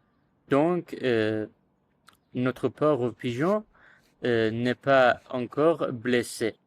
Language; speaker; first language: French; non-native, learner; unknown